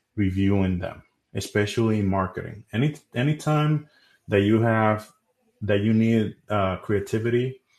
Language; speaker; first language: English; non-native, fluent; Spanish